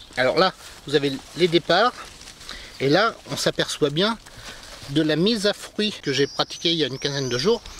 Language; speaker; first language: French; native; French